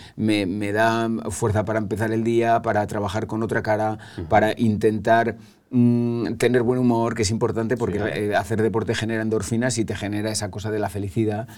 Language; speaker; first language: Spanish; native; Spanish